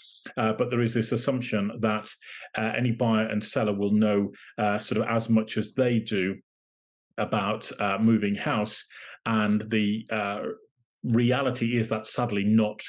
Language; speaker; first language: English; native; English